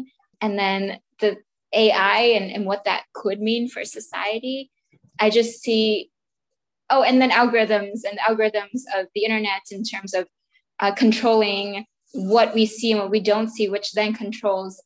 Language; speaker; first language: English; native; English